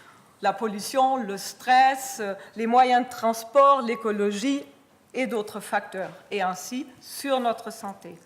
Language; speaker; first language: French; non-native, fluent; German